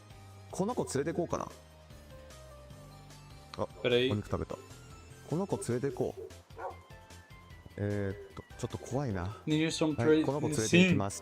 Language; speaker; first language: Japanese; native; Japanese